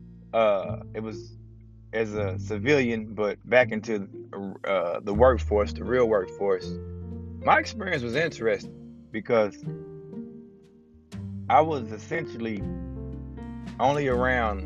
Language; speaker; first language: English; native; English